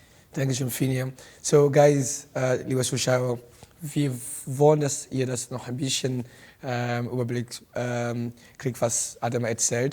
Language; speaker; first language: German; non-native, fluent; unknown